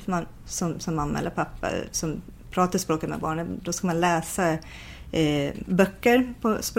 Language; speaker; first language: Swedish; non-native, fluent; English